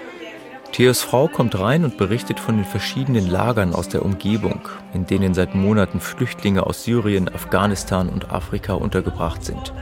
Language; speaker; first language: German; native; German